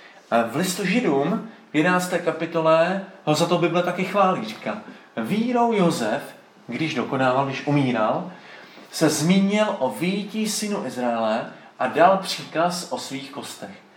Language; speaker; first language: Czech; native; Czech